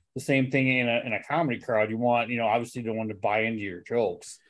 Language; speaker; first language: English; native; English